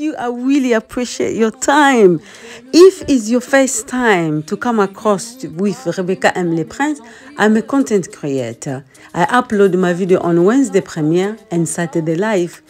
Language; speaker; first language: English; non-native, fluent; Lingala